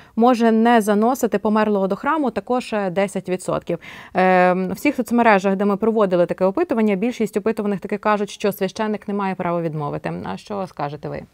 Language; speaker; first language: Ukrainian; native; Ukrainian